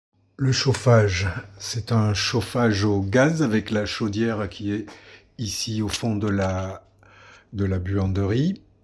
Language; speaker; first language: French; native; French